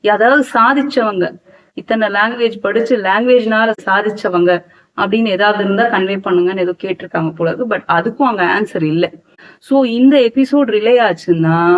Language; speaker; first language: Tamil; non-native, local second language; Telugu